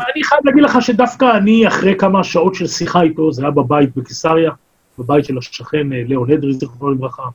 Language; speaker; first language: Hebrew; native; Hebrew